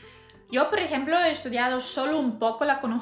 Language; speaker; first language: Spanish; non-native, fluent; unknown